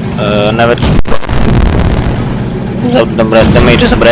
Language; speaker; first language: Polish; native; Polish